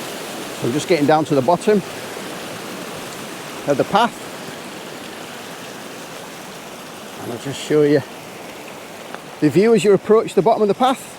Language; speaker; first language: English; native; English